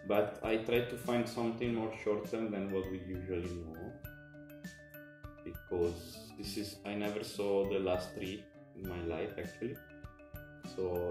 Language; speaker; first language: English; non-native, fluent; Italian